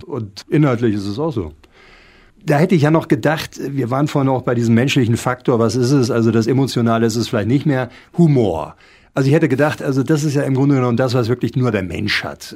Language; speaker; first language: German; native; German